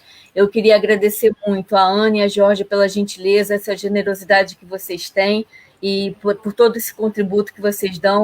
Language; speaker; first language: Portuguese; native; Portuguese